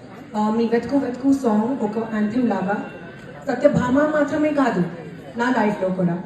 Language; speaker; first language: Telugu; non-native, learner; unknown